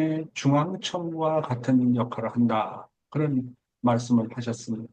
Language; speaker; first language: Korean; native; Korean